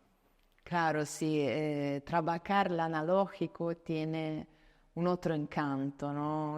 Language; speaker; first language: Spanish; non-native, fluent; Italian